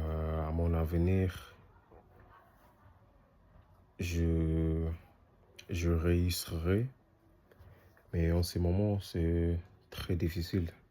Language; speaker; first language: French; non-native, learner; English